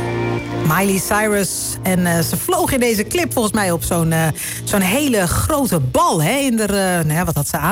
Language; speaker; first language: Dutch; native; Dutch